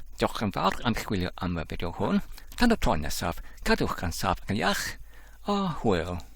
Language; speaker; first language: Welsh; non-native, learner; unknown